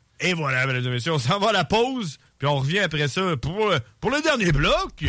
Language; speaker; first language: French; native; French